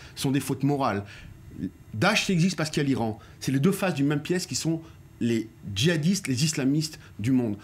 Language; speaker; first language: French; native; French